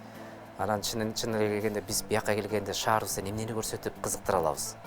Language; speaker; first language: Kyrgyz; native; Kyrgyz